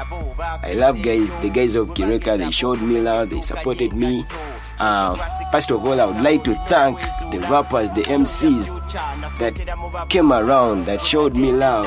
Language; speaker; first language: English; non-native, local second language; Ganda